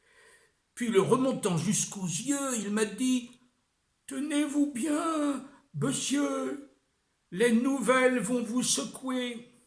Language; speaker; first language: French; native; French